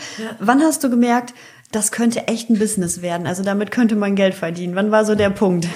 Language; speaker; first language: German; native; German